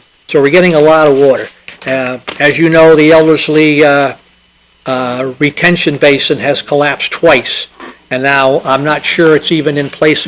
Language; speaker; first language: English; native; English